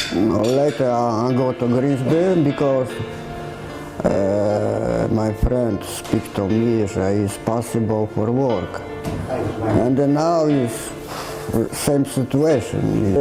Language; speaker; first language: English; non-native, learner; Polish